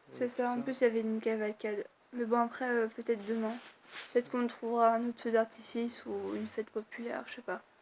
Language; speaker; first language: French; native; French